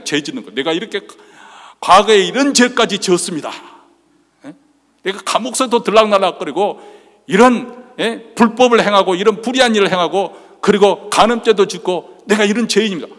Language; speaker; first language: Korean; native; Korean